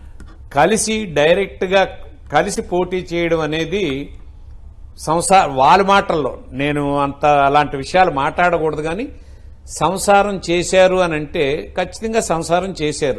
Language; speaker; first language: Telugu; native; Telugu